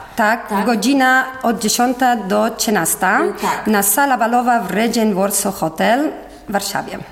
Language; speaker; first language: Polish; non-native, fluent; Spanish